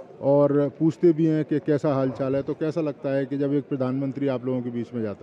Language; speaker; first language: Hindi; native; Hindi